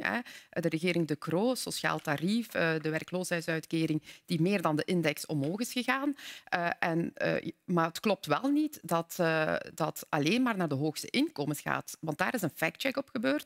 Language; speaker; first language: Dutch; native; Dutch